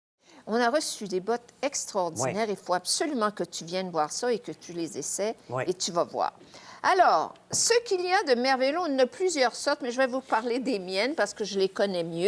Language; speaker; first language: French; native; French